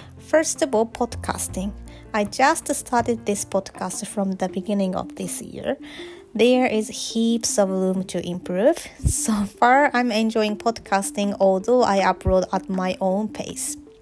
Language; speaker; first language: English; non-native, fluent; Japanese